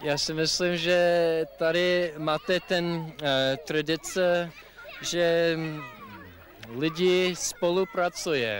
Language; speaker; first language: Czech; non-native, learner; English